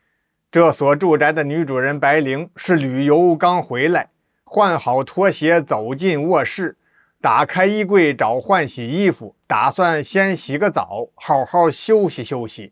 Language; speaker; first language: Chinese; native; Chinese